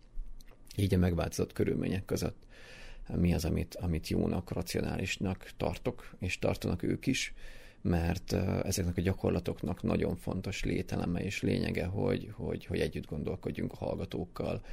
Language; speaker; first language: Hungarian; native; Hungarian